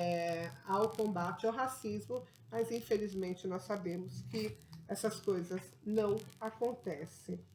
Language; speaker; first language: Portuguese; native; Portuguese